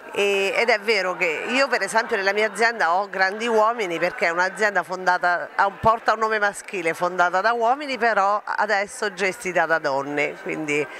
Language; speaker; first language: Italian; native; Italian